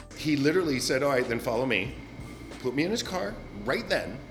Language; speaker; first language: English; native; English